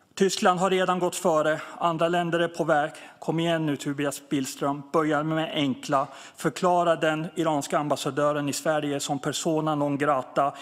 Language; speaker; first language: Swedish; early bilingual, other home language; Persian